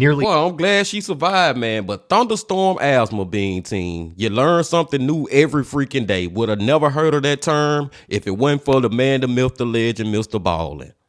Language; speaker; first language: English; native; English